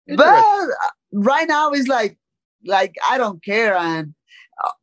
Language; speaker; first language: English; non-native, learner; Spanish